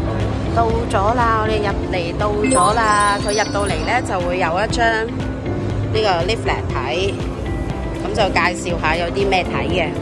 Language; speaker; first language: Cantonese; native; Cantonese